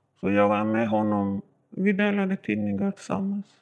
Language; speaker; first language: Swedish; non-native, learner; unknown